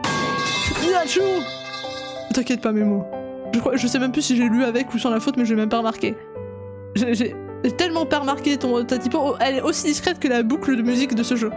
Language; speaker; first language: French; native; French